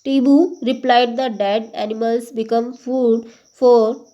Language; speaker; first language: English; non-native, local second language; Hindi